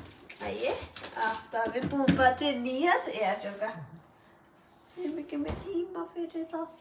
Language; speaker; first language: Icelandic; early bilingual, heritage; English